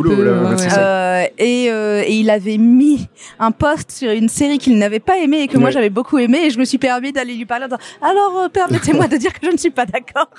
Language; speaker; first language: French; native; French